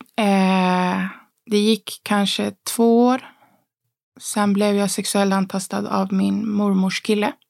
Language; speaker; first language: Swedish; early bilingual, other home language; Spanish